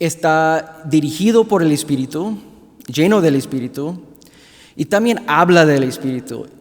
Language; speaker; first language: Spanish; non-native, fluent; English